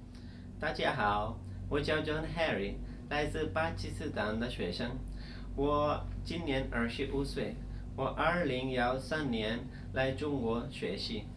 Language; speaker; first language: Chinese; non-native, fluent; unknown